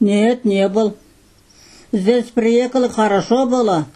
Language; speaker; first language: Russian; non-native, local second language; Kazakh